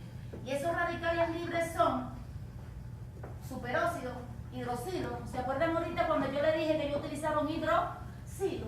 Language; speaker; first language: Spanish; native; Spanish